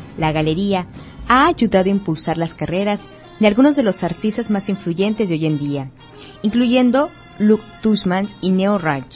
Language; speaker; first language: Spanish; native; Spanish